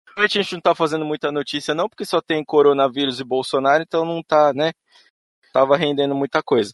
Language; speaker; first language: Portuguese; native; Portuguese